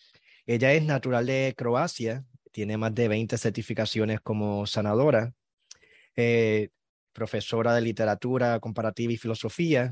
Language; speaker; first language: Spanish; native; Spanish